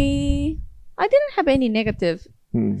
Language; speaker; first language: English; non-native, fluent; Japanese